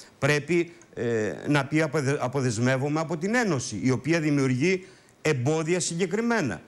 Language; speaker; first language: Greek; native; Greek